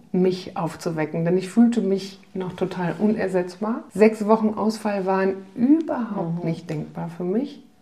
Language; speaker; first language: German; early bilingual, other home language; Polish